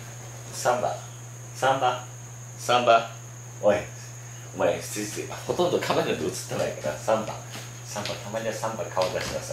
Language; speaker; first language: Japanese; native; Japanese